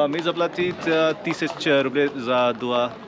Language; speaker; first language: Russian; non-native, learner; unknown